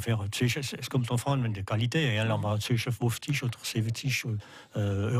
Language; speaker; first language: German; non-native, learner; French